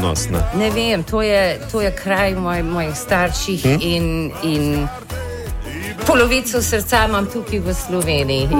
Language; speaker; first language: Slovenian; early bilingual, heritage; Slovenian